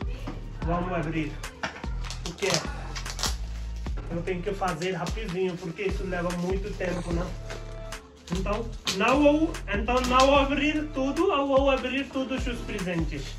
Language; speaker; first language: Portuguese; non-native, learner; Hindi